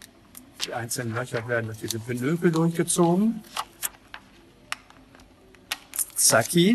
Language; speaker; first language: German; native; German